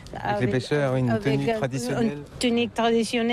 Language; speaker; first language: French; native; French